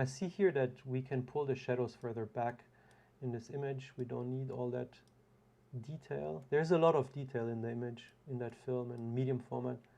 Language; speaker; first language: English; non-native, fluent; German